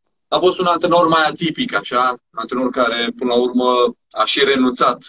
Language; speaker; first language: Romanian; native; Romanian